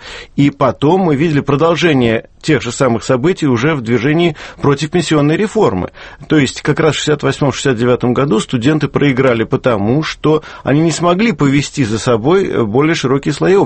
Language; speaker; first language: Russian; native; Russian